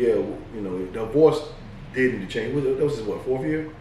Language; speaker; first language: English; native; English